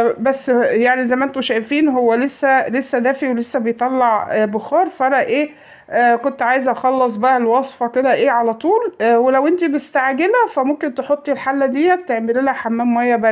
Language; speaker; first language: Arabic; native; Arabic